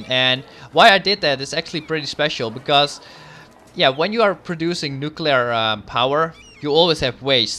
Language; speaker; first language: English; non-native, fluent; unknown